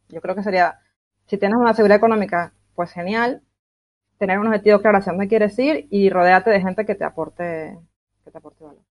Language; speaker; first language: Spanish; native; Spanish